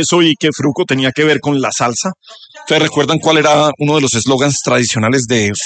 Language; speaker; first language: Spanish; native; Spanish